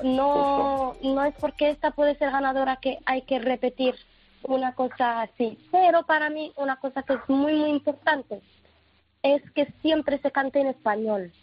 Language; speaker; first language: Spanish; non-native, fluent; Arabic